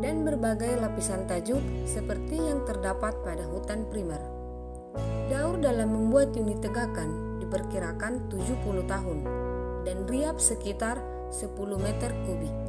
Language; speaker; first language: Indonesian; native; Indonesian